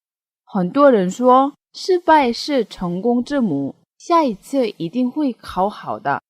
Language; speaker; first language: Chinese; non-native, fluent; Korean